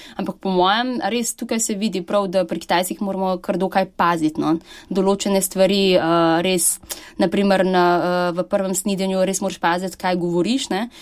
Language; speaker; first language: Slovenian; early bilingual, other home language; Chinese